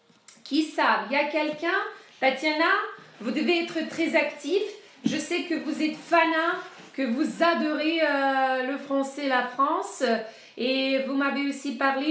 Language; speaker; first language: French; non-native, fluent; Russian